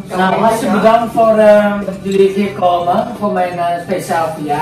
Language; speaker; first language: Dutch; non-native, learner; Vietnamese